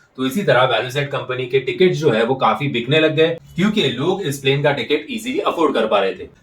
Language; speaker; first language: Hindi; non-native, local second language; Marathi